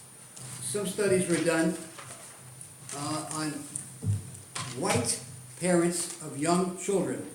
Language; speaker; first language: English; native; English